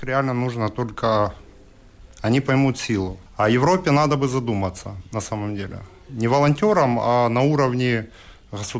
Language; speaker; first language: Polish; non-native, learner; Russian